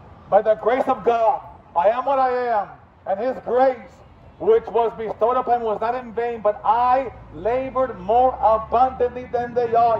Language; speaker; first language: English; native; English